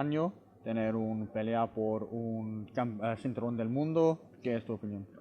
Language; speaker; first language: Spanish; non-native, learner; English